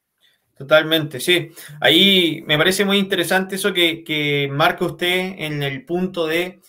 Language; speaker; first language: Spanish; native; Spanish